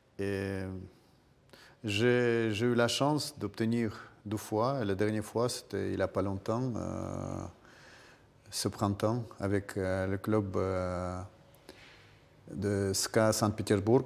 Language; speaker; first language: French; non-native, fluent; Russian